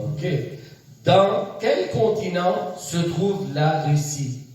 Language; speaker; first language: French; non-native, local second language; Arabic